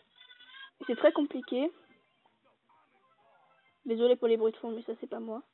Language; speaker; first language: French; native; French